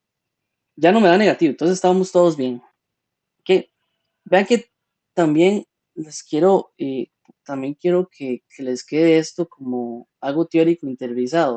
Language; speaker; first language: Spanish; native; Spanish